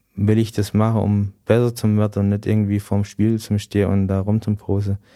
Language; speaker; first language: German; native; German